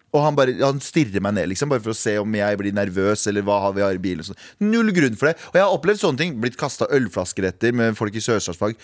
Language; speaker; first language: Norwegian; early bilingual, other home language; Kurdish